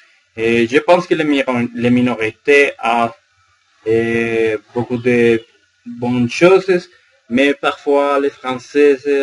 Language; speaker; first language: French; non-native, learner; Spanish